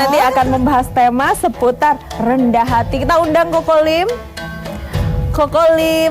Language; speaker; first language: Indonesian; native; Indonesian